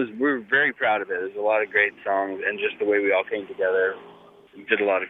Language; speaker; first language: English; native; English